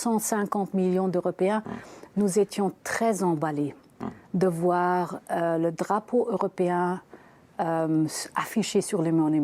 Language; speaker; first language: French; non-native, fluent; German